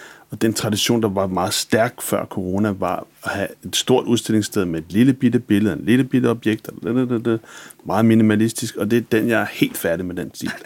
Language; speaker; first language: Danish; native; Danish